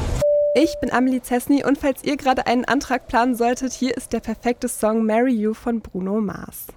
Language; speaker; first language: German; native; German